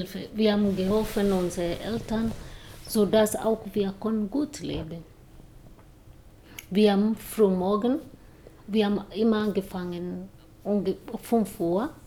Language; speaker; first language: German; non-native, learner; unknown